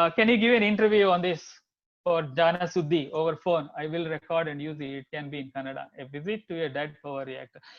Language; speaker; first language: English; non-native, local second language; Kannada